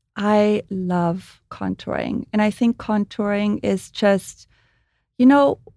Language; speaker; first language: English; non-native, fluent; German